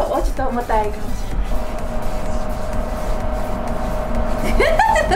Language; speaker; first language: Japanese; native; Japanese